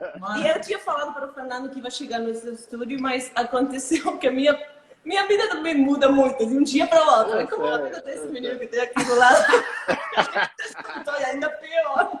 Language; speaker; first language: Portuguese; non-native, fluent; Spanish